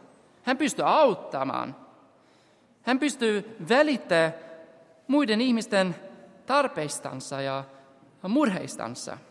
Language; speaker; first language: Finnish; non-native, fluent; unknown